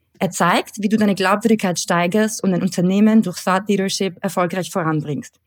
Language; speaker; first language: German; native; German